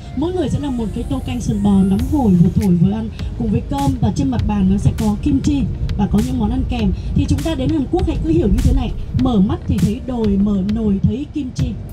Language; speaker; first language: Vietnamese; native; Vietnamese